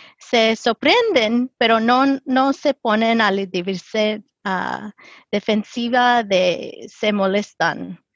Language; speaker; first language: Spanish; early bilingual, heritage; Spanish